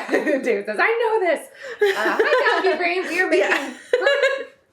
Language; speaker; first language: English; native; English